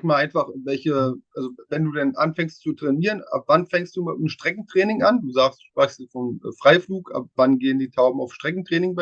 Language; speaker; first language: German; native; German